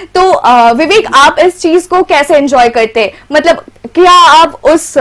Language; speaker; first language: Hindi; non-native, local second language; Bangla